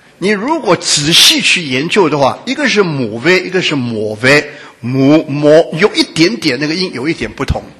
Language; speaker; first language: Chinese; non-native, local second language; Hakka Chinese